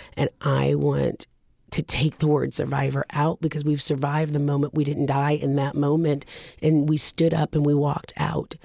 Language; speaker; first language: English; early bilingual, other home language; Japanese